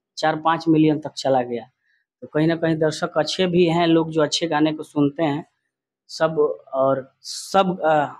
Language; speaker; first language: Hindi; non-native, local second language; Bhojpuri